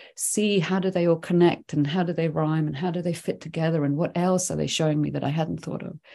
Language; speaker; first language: English; early bilingual, other home language; Swedish